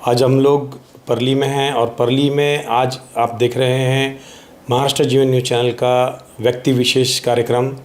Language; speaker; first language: Hindi; non-native, local second language; Marathi